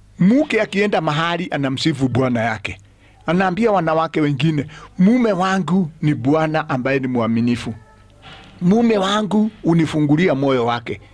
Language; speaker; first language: Swahili; non-native, local second language; Kikuyu